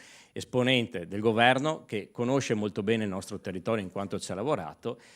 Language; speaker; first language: Italian; native; Italian